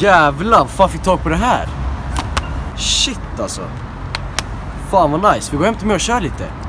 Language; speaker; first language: Swedish; native; Swedish